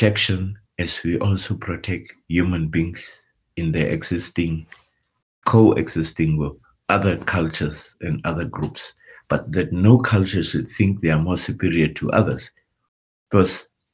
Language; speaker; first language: English; non-native, local second language; Afrikaans